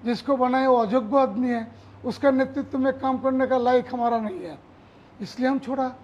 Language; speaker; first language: Hindi; non-native, local second language; Bangla